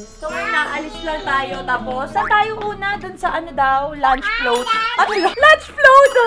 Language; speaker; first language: Filipino; native; Filipino